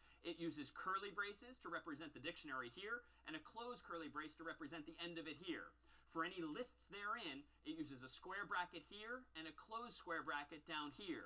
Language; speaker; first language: English; native; English